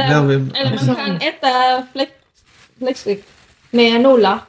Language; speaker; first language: Swedish; non-native, learner; Vietnamese